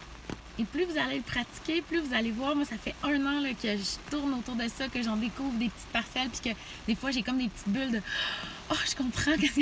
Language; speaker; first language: French; native; French